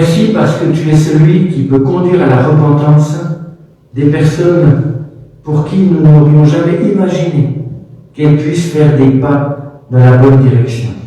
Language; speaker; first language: French; native; French